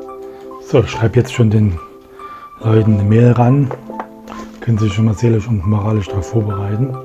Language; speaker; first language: German; native; German